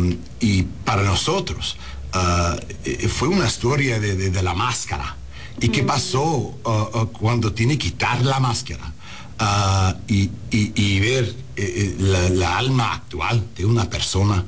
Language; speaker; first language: Spanish; non-native, learner; English